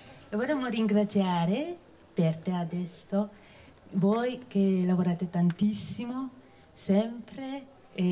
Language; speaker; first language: Italian; non-native, fluent; Hungarian